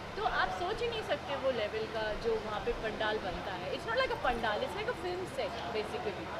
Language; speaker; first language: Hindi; non-native, local second language; Bangla